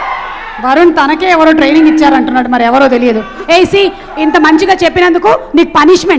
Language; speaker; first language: Telugu; native; Telugu